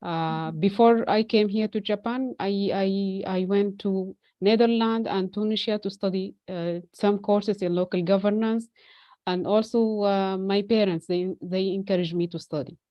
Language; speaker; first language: English; non-native, fluent; Arabic